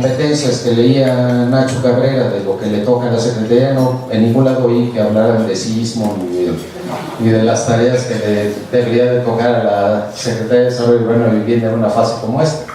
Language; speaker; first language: Spanish; native; Spanish